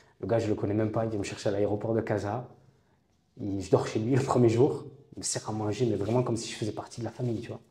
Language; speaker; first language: French; native; French